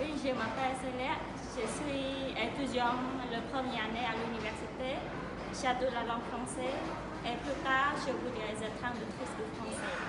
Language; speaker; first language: French; non-native, learner; Khmer